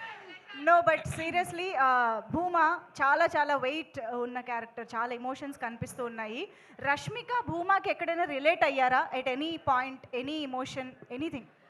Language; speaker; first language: Telugu; native; Telugu